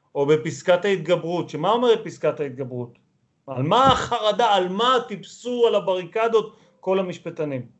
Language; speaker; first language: Hebrew; native; Hebrew